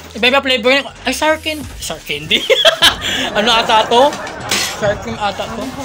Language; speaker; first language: Filipino; native; Filipino